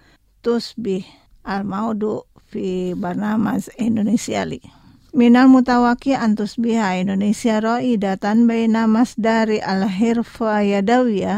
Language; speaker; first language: Arabic; non-native, fluent; Indonesian